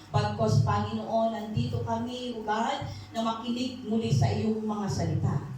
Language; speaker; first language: Filipino; non-native, local second language; Iloko